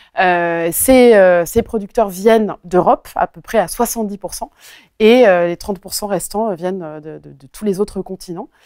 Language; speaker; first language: French; native; French